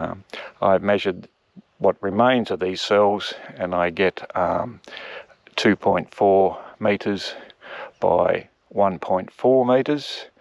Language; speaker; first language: English; native; English